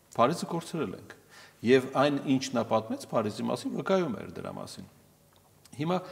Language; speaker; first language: Armenian; native; Armenian